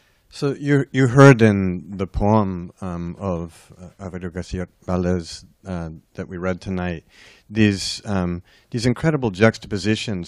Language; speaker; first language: English; native; English